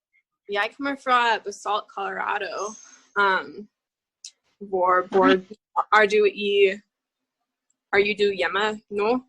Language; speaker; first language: Norwegian; non-native, learner; English